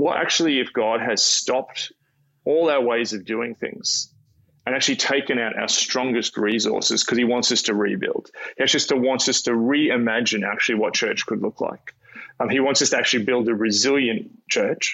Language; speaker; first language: English; native; English